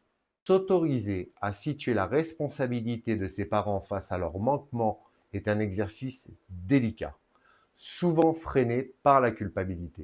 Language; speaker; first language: French; native; French